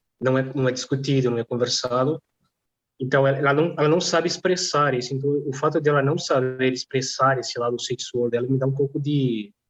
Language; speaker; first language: Portuguese; non-native, fluent; Polish